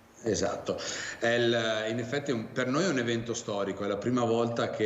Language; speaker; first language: Italian; native; Italian